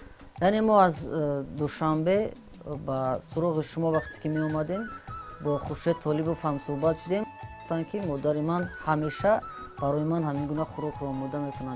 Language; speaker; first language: Persian; native; Persian